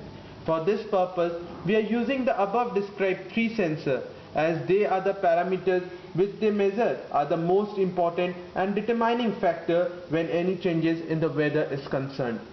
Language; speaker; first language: English; non-native, local second language; Bangla